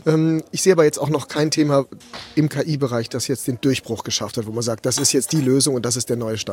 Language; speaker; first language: German; native; German